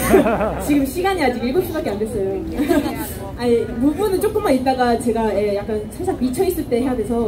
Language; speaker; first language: Korean; non-native, fluent; Japanese